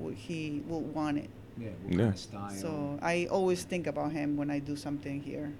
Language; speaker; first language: English; non-native, fluent; Spanish